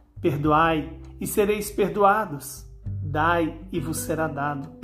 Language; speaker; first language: Portuguese; native; Portuguese